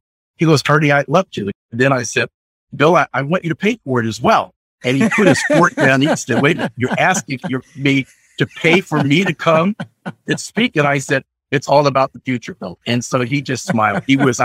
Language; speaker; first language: English; native; English